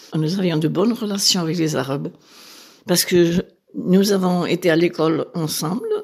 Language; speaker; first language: French; native; French